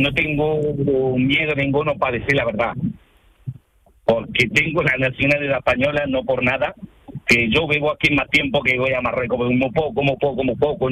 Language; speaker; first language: Spanish; non-native, fluent; Arabic